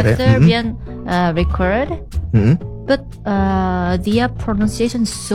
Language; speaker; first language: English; non-native, learner; Korean